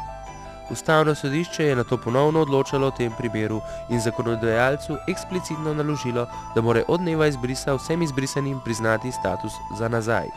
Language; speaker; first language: Slovenian; native; Slovenian